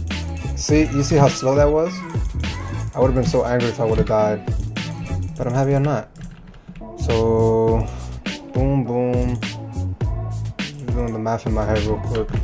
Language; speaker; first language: English; native; English